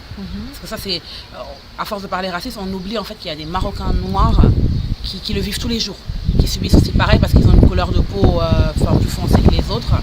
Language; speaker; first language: French; non-native, local second language; Arabic